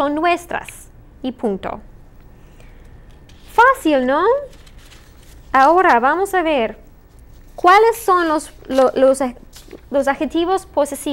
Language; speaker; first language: Spanish; non-native, fluent; English